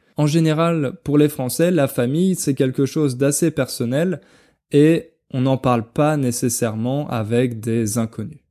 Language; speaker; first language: French; native; French